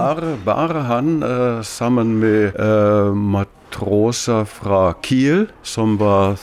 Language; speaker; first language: Norwegian; non-native, fluent; German